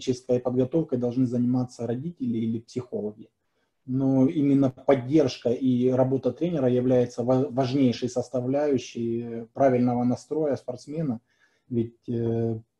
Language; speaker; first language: Russian; native; Russian